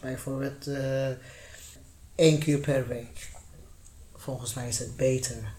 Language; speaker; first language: Dutch; non-native, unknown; Persian